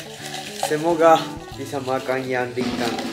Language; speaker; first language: Indonesian; non-native, learner; Japanese